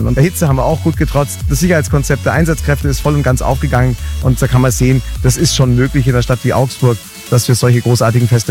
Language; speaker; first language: German; native; German